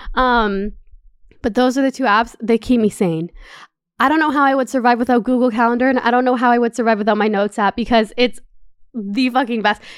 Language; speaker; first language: English; native; English